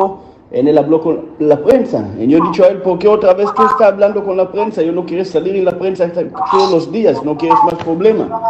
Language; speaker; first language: Spanish; non-native, learner; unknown